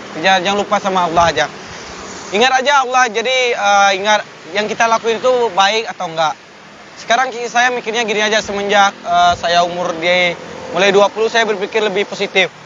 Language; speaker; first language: Indonesian; non-native, local second language; Minangkabau